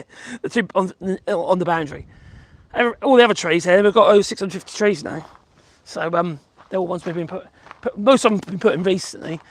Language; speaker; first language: English; native; English